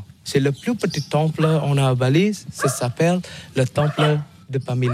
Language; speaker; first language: French; non-native, learner; Balinese